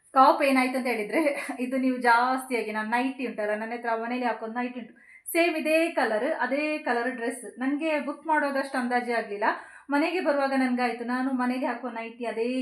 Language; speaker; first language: Kannada; native; Kannada